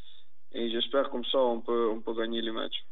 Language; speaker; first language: French; non-native, fluent; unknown